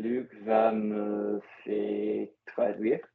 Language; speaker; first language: French; non-native, learner; English